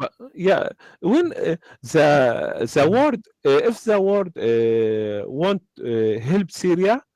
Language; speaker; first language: English; non-native, learner; Arabic